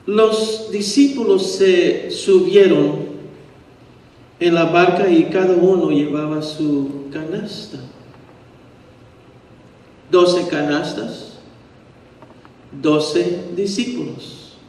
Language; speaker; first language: Spanish; early bilingual, heritage; Spanish